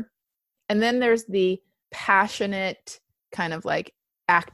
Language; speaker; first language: English; native; English